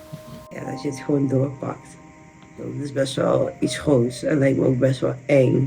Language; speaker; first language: Dutch; native; Dutch